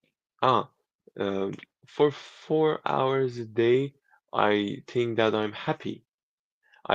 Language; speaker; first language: English; non-native, learner; Persian